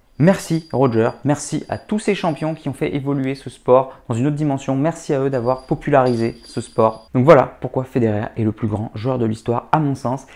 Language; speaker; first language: French; native; French